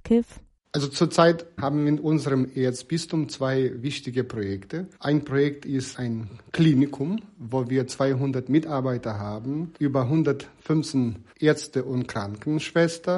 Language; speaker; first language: German; non-native, fluent; Ukrainian